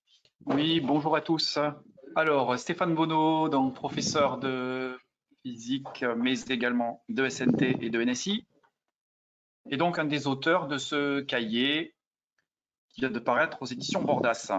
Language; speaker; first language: French; native; French